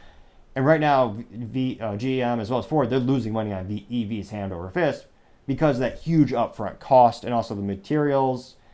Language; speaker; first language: English; native; English